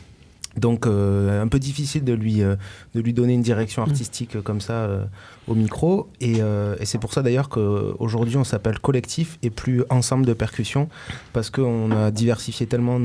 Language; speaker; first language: French; native; French